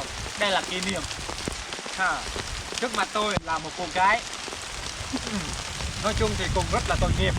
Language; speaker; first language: Vietnamese; non-native, local second language; Jarai